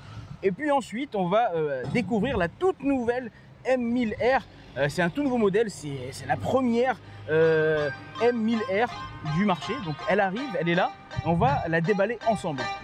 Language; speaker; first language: French; native; French